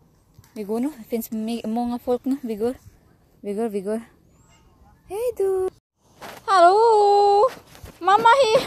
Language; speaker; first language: Swedish; non-native, learner; Filipino